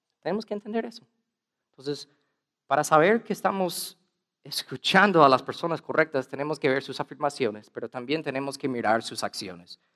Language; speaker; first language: Spanish; non-native, fluent; English